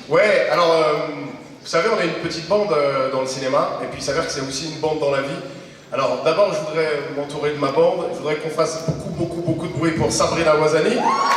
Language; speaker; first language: French; native; French